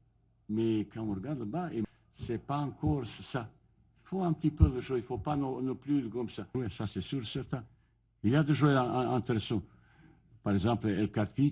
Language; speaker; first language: French; non-native, learner; Bosnian